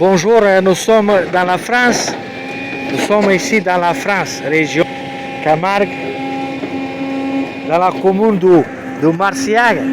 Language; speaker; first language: French; non-native, learner; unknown